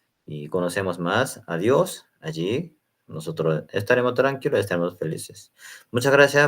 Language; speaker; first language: Spanish; non-native, learner; Korean